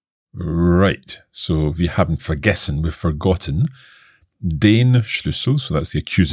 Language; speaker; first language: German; non-native, learner; English